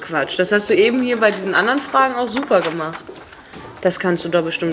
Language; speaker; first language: German; native; German